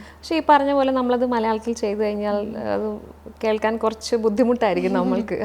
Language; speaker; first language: Malayalam; native; Malayalam